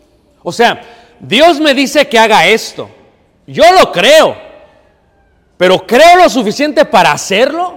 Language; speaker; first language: Spanish; native; Spanish